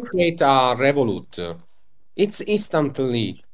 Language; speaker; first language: English; non-native, learner; Italian